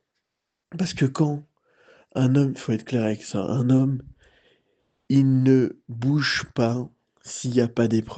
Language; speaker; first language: French; native; French